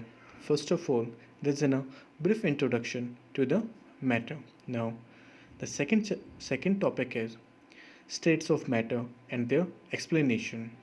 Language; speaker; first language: English; non-native, local second language; Hindi